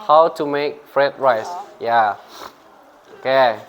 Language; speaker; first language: English; non-native, fluent; Indonesian